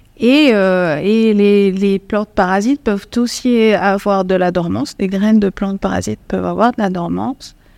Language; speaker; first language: French; non-native, local second language; Arabic